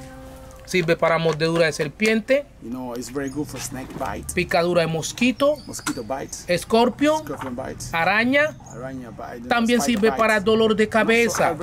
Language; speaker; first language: Spanish; native; Spanish